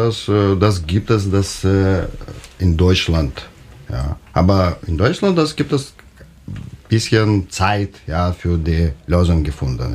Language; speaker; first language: German; non-native, learner; Russian